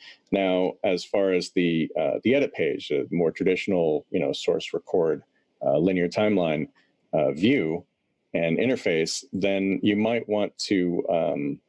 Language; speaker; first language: English; native; English